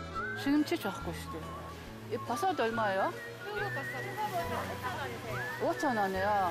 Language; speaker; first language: Korean; non-native, fluent; Mongolian